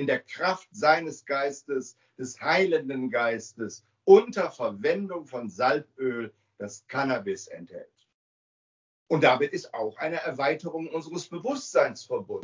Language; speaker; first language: German; native; German